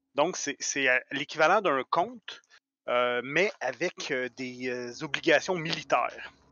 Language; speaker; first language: French; native; French